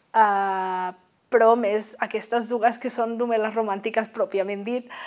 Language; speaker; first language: Catalan; non-native, fluent; Spanish